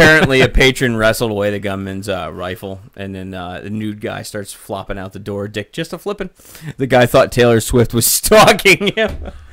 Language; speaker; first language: English; native; English